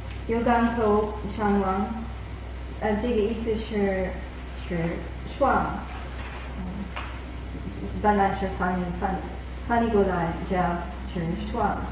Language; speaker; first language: Chinese; non-native, fluent; English